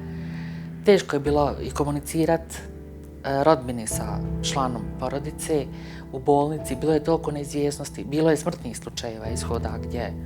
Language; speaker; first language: Bosnian; native; Bosnian